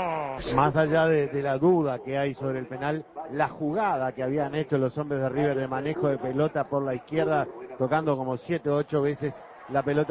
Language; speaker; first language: Spanish; native; Spanish